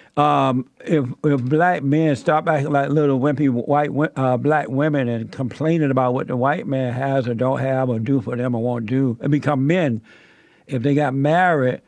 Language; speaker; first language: English; native; English